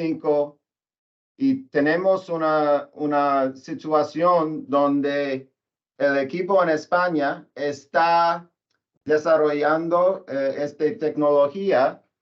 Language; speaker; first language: Spanish; non-native, learner; English